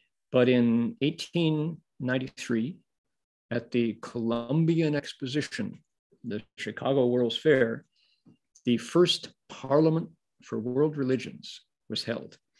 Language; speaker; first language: English; native; English